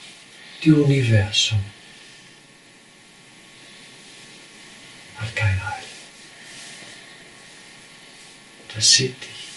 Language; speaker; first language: German; non-native, learner; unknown